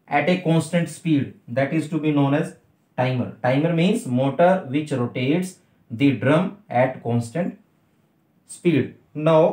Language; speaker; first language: Hindi; native; Hindi